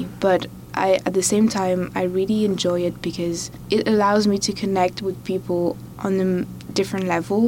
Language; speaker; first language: English; non-native, fluent; French